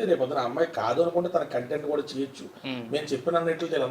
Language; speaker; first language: Telugu; native; Telugu